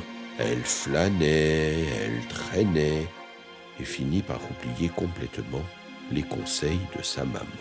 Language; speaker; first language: French; native; French